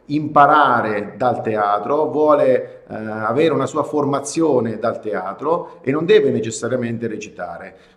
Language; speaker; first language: Italian; native; Italian